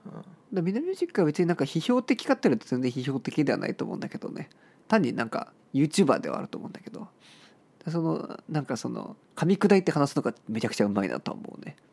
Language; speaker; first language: Japanese; native; Japanese